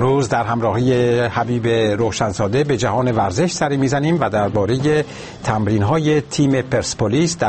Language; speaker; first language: Persian; native; Persian